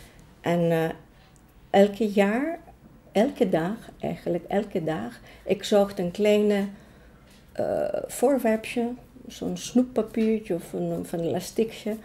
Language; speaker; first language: Dutch; non-native, fluent; Greek